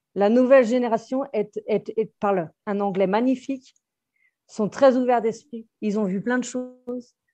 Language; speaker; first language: French; native; French